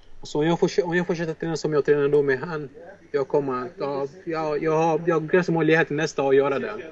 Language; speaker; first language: Swedish; non-native, fluent; Portuguese